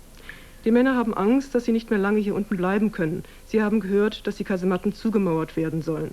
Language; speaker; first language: German; native; German